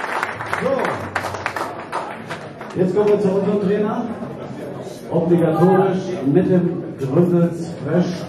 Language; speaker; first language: German; native; German